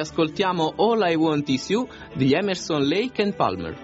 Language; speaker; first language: Italian; native; Italian